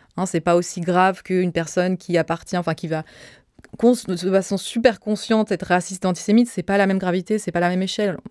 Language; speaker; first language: French; native; French